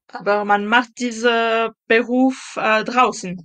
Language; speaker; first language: German; non-native, local second language; French